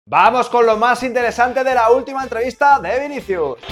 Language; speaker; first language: Spanish; native; Spanish